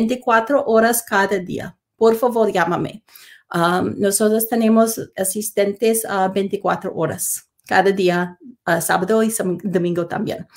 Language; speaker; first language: Spanish; non-native, learner; English